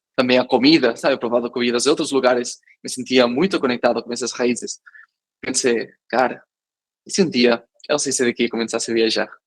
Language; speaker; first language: Portuguese; non-native, fluent; Catalan